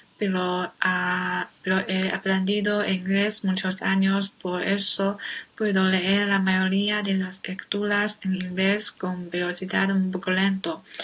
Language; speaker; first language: Spanish; non-native, learner; Chinese